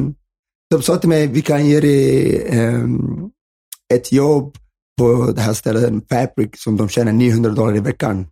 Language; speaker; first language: Swedish; early bilingual, other home language; Somali